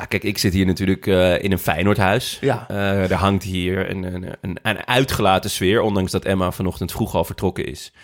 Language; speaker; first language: Dutch; native; Dutch